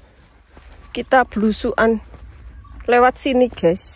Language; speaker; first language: Indonesian; native; Indonesian